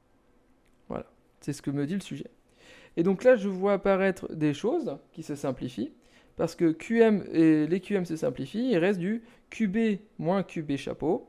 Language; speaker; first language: French; native; French